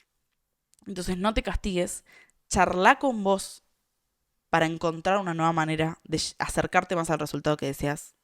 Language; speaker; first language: Spanish; native; Spanish